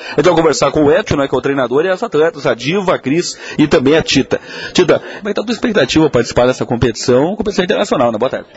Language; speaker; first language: Portuguese; native; Portuguese